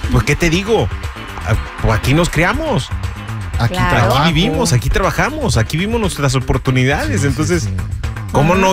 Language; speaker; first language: Spanish; early bilingual, heritage; Spanish